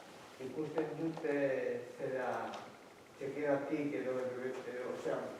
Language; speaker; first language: Basque; non-native, learner; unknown